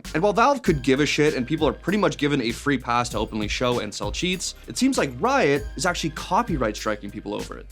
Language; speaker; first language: English; native; English